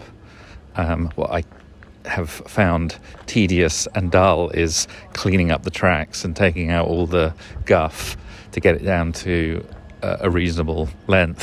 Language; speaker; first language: English; native; English